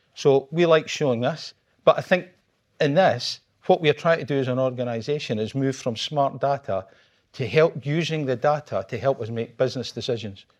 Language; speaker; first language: English; native; English